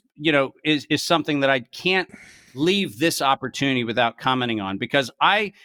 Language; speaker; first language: English; native; English